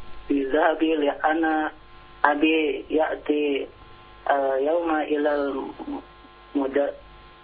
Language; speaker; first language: Arabic; non-native, learner; Indonesian